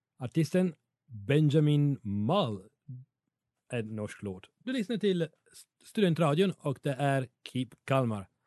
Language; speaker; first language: Swedish; non-native, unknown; Italian